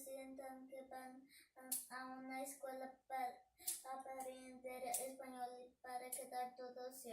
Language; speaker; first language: Spanish; non-native, learner; Portuguese